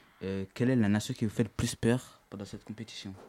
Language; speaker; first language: French; native; French